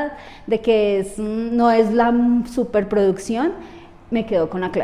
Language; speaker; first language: Spanish; native; Spanish